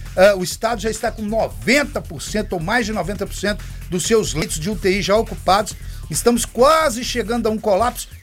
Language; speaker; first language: Portuguese; native; Portuguese